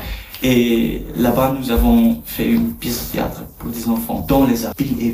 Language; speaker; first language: French; non-native, learner; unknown